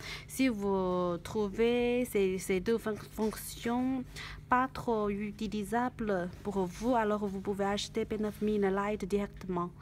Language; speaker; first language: French; non-native, learner; Chinese